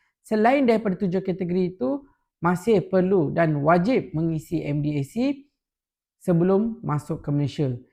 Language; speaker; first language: Malay; non-native, local second language; Tamil